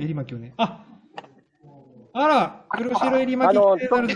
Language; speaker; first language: Japanese; native; Japanese